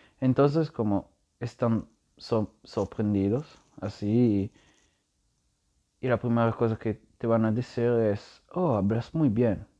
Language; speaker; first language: Spanish; non-native, learner; Italian